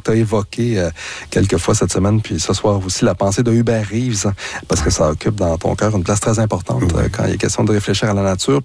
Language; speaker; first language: French; native; French